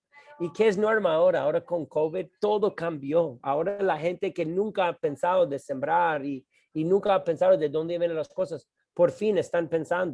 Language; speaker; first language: Spanish; non-native, fluent; English